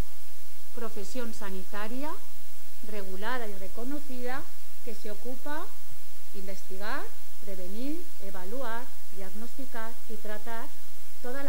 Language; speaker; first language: Spanish; native; Spanish